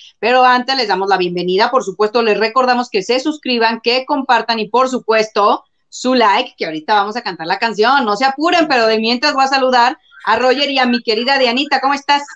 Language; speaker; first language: Spanish; native; Spanish